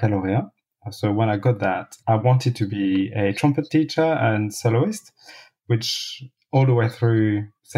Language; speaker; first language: English; non-native, fluent; French